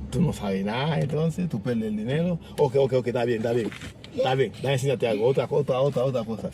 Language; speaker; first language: Spanish; non-native, fluent; Haitian Creole